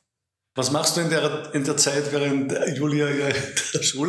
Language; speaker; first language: German; native; German